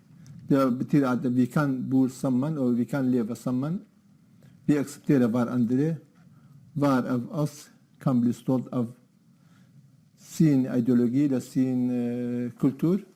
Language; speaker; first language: Norwegian; non-native, fluent; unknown